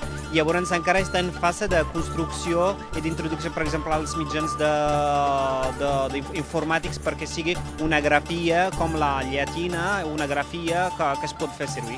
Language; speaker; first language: Catalan; non-native, fluent; Berber languages